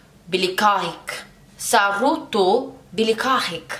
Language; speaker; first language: Arabic; non-native, learner; English